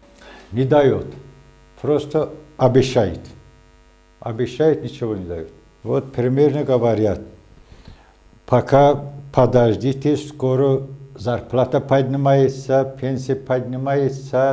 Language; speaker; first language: Russian; non-native, learner; Azerbaijani